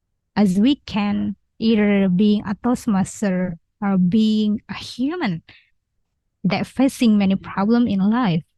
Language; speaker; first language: English; non-native, learner; Indonesian